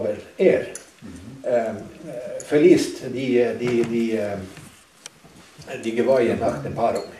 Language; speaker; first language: German; non-native, learner; Northern Sami